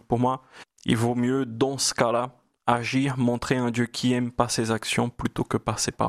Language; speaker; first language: French; non-native, fluent; Portuguese